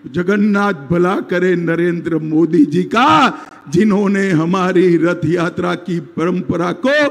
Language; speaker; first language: Hindi; non-native, local second language; Gujarati